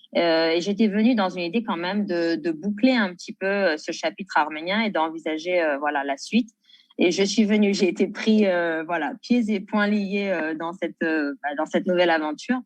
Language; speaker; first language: French; native; French